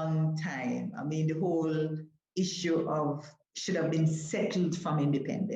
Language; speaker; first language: English; native; English